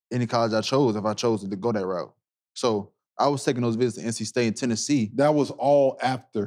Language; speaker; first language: English; native; English